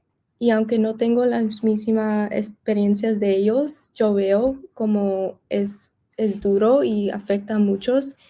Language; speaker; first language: Spanish; early bilingual, heritage; Spanish